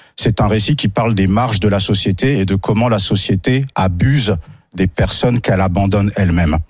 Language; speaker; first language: French; native; French